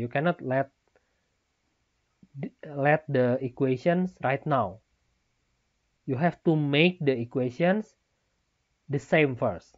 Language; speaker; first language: English; non-native, fluent; Indonesian